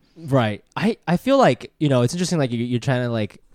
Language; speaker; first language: English; native; English